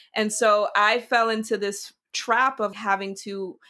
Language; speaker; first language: English; early bilingual, other home language; Dutch